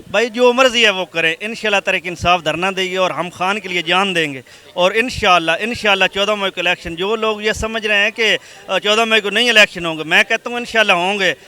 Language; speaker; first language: Urdu; non-native, local second language; Punjabi